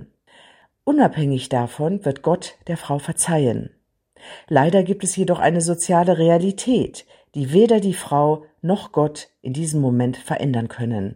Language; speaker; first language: German; native; German